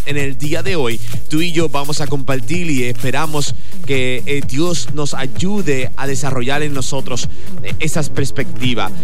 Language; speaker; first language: Spanish; native; Spanish